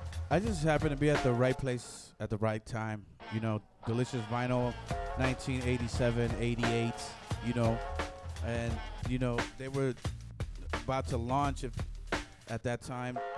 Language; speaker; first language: English; early bilingual, other home language; Spanish